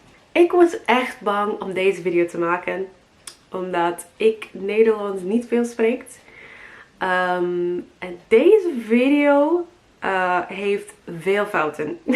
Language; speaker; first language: Dutch; non-native, learner; English